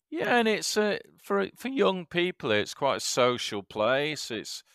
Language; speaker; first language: English; native; English